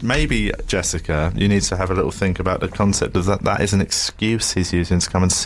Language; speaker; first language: English; native; English